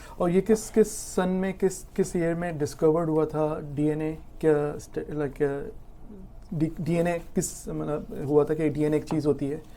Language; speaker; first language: Urdu; native; Urdu